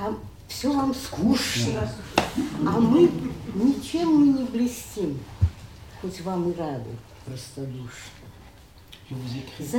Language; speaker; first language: Russian; native; Russian